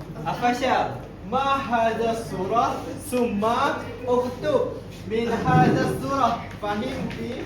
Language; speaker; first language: Arabic; non-native, learner; Malay